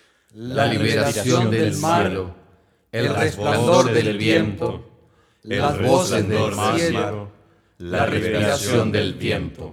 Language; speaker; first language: Spanish; native; Spanish